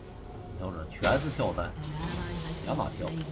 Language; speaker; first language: Chinese; native; Chinese